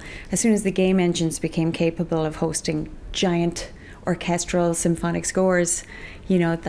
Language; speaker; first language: English; native; English